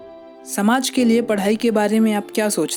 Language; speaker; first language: Hindi; native; Hindi